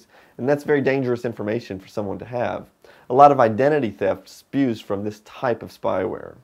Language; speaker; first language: English; native; English